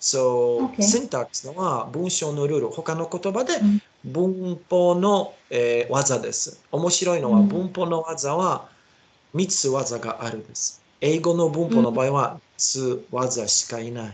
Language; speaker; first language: Japanese; non-native, learner; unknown